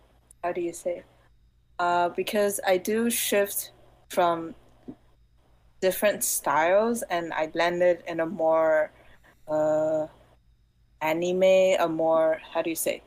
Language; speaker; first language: English; non-native, fluent; Chinese